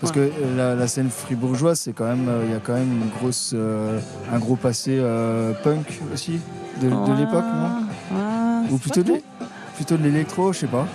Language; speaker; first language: French; native; French